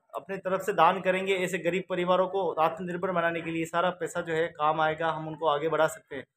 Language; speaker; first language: Hindi; native; Hindi